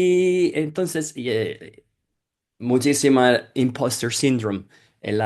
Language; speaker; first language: Spanish; non-native, fluent; Italian